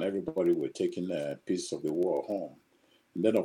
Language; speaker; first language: English; non-native, local second language; Igbo